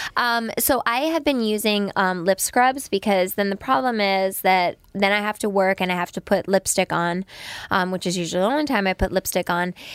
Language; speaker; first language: English; native; English